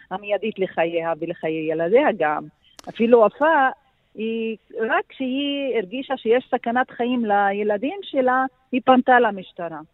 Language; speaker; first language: Hebrew; non-native, local second language; Arabic